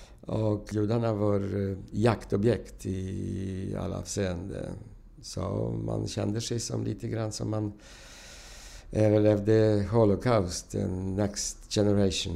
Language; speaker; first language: Swedish; non-native, fluent; Polish